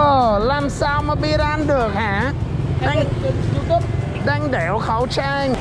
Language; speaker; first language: Vietnamese; non-native, learner; English